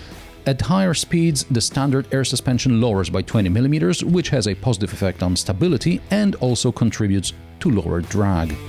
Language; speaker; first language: English; non-native, fluent; Polish